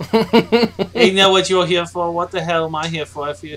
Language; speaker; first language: English; native; English